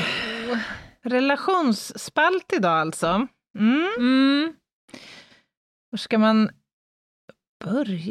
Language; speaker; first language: Swedish; native; Swedish